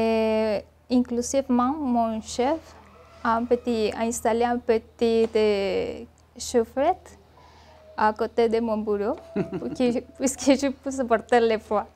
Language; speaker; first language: French; non-native, learner; Spanish